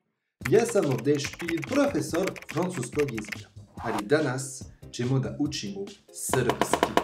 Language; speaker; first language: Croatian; non-native, fluent; French